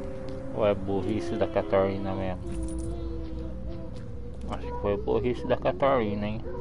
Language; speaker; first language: Portuguese; native; Portuguese